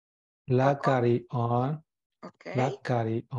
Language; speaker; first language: Finnish; non-native, learner; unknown